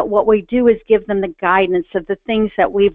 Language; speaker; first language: English; native; English